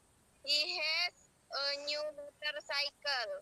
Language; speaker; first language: English; non-native, learner; Indonesian